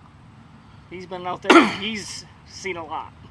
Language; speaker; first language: English; native; English